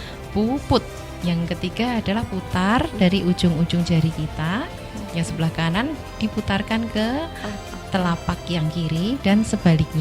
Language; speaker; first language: Indonesian; native; Indonesian